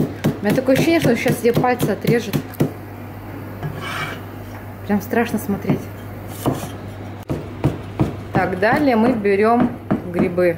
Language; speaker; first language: Russian; native; Russian